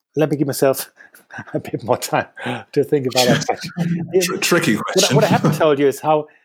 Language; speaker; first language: English; non-native, fluent; German